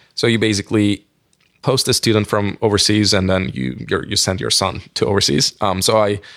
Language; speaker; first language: English; non-native, fluent; Turkish